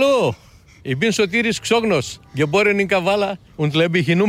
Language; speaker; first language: German; non-native, fluent; Greek